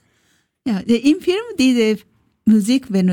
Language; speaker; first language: German; non-native, learner; Japanese